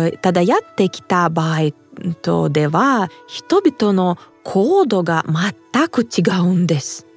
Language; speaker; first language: Japanese; non-native, fluent; Russian